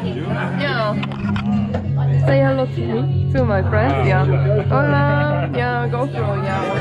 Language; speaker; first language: English; non-native, learner; Korean